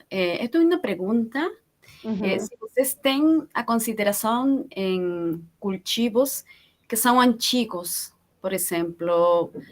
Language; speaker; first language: Portuguese; non-native, fluent; Spanish